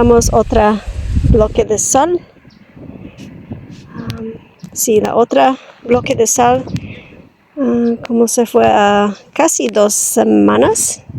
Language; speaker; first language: Spanish; non-native, learner; English